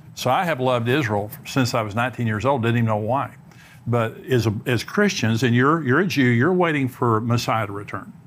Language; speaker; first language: English; native; English